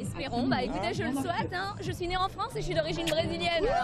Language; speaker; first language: French; early bilingual, other home language; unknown